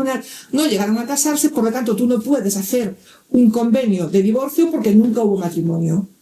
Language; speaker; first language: Spanish; native; Spanish